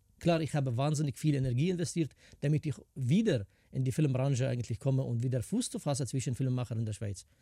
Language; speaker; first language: German; non-native, fluent; Kurdish